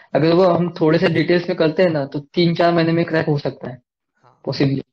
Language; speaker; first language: Hindi; non-native, local second language; Marathi